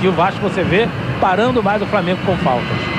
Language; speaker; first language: Portuguese; native; Portuguese